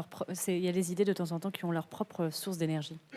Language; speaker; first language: French; native; French